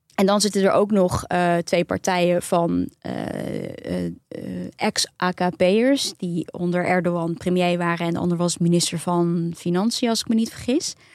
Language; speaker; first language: Dutch; early bilingual, other home language; Turkish